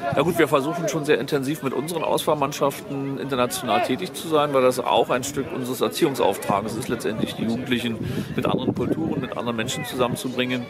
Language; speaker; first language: German; native; German